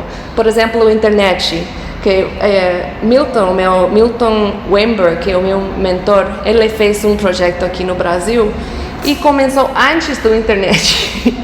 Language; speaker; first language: Portuguese; non-native, fluent; English